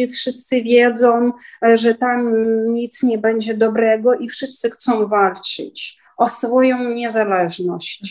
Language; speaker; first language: Polish; non-native, learner; Ukrainian